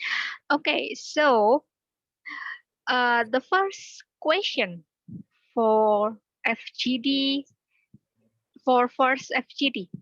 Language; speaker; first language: English; non-native, learner; Indonesian